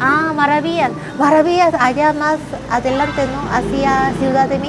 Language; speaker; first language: Spanish; non-native, learner; Korean